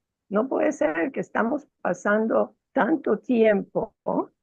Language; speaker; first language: Spanish; non-native, fluent; English